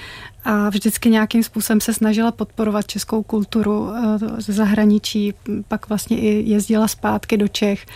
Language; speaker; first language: Czech; native; Czech